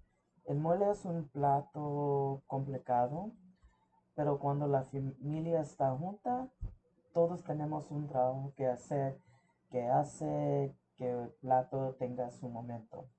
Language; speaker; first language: Spanish; early bilingual, heritage; English